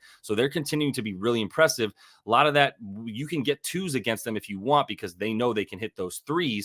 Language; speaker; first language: English; native; English